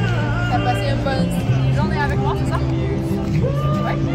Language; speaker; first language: French; non-native, learner; Korean